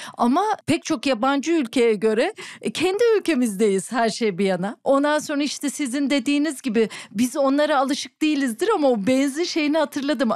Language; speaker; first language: Turkish; native; Turkish